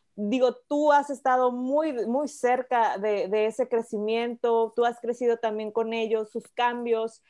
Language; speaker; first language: Spanish; native; Spanish